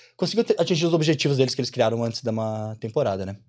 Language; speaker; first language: Portuguese; native; Portuguese